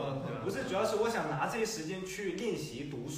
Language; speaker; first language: Chinese; native; Chinese